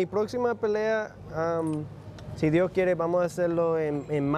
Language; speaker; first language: Spanish; early bilingual, heritage; English